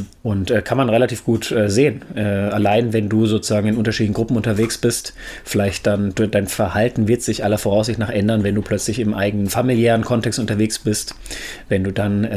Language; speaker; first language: German; native; German